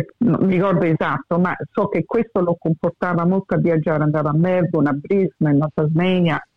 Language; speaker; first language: Italian; early bilingual, heritage; English